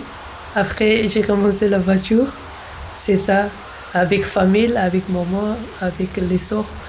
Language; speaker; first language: French; non-native, learner; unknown